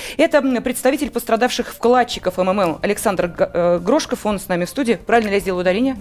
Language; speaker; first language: Russian; native; Russian